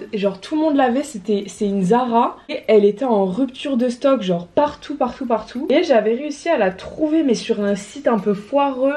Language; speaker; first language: French; native; French